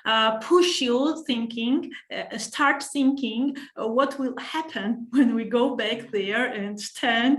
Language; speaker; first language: English; non-native, fluent; Georgian